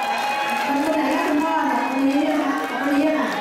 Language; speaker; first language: Thai; native; Thai